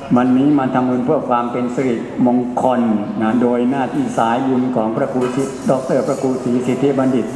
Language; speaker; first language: Thai; native; Thai